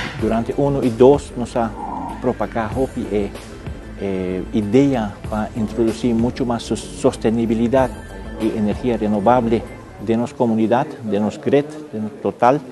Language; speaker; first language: Spanish; non-native, local second language; Papiamento